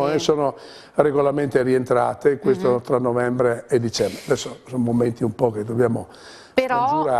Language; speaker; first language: Italian; native; Italian